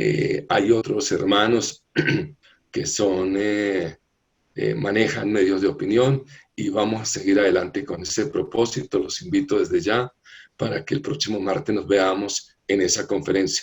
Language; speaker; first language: Spanish; native; Spanish